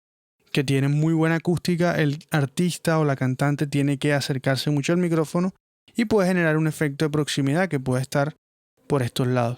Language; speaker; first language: Spanish; native; Spanish